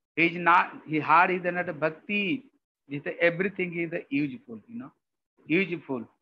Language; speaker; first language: English; non-native, local second language; Odia